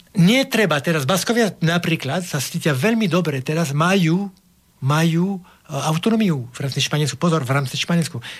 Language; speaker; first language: Slovak; non-native, fluent; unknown